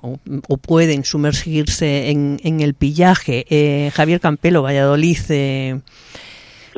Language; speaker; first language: Spanish; native; Spanish